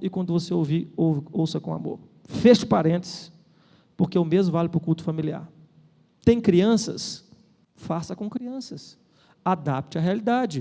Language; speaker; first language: Portuguese; native; Portuguese